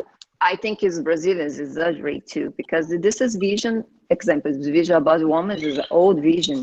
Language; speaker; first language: English; non-native, learner; Portuguese